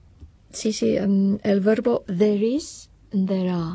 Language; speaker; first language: Spanish; non-native, fluent; English